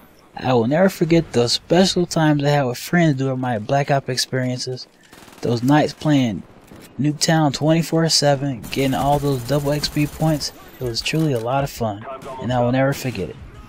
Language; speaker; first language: English; native; English